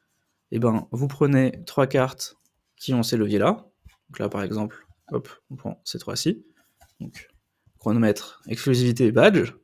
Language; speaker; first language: French; native; French